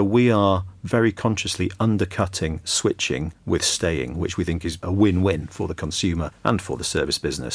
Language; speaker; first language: English; native; English